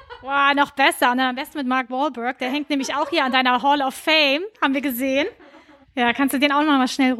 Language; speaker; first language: German; native; German